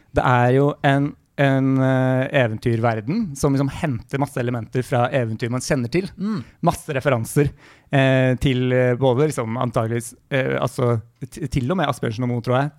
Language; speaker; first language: Norwegian; native; Norwegian